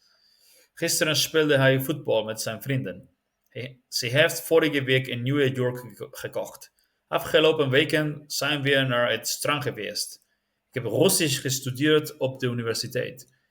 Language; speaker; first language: Dutch; non-native, learner; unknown